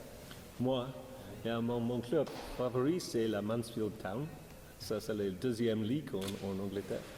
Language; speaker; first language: French; non-native, learner; English